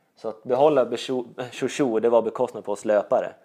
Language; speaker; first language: Swedish; native; Swedish